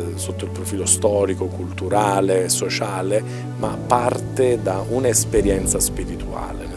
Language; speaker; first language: Italian; native; Italian